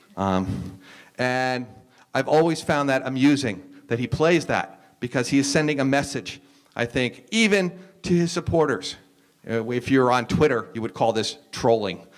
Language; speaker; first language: English; native; English